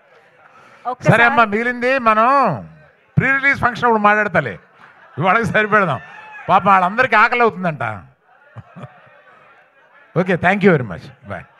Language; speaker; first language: Telugu; native; Telugu